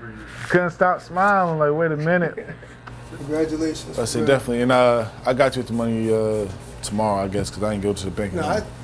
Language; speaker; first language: English; native; English